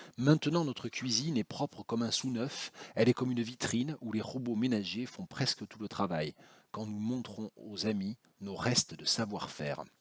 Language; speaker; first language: French; native; French